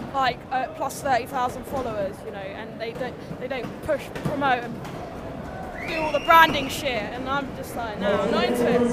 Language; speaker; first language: English; native; English